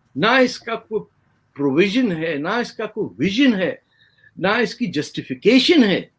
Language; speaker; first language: Urdu; native; Urdu